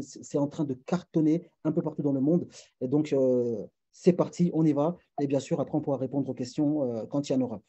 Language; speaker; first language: French; native; French